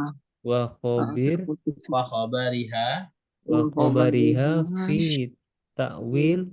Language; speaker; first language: Arabic; non-native, learner; Indonesian